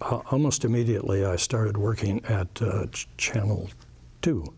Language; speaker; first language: English; native; English